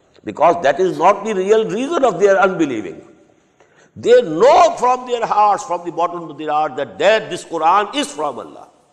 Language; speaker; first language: English; non-native, local second language; Urdu